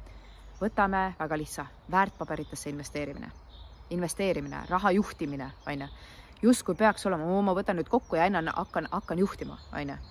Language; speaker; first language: Estonian; native; Estonian